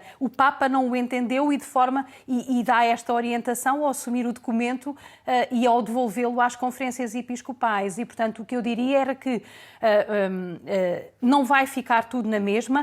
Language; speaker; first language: Portuguese; native; Portuguese